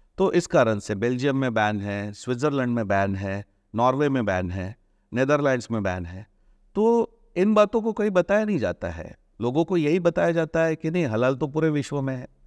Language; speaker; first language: Hindi; non-native, local second language; Marathi